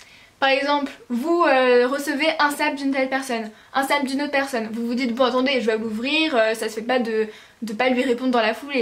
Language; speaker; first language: French; native; French